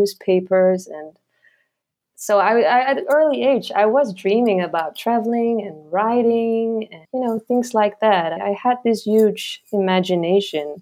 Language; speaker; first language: English; non-native, fluent; Dutch